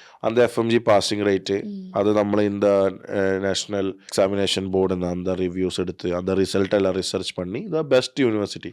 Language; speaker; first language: Tamil; non-native, learner; Malayalam